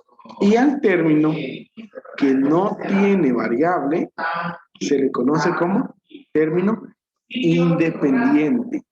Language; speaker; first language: Spanish; native; Spanish